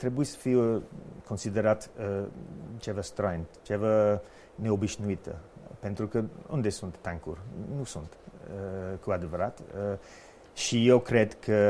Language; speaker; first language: Romanian; non-native, fluent; English